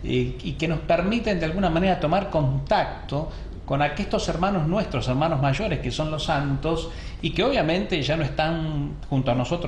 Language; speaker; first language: Spanish; native; Spanish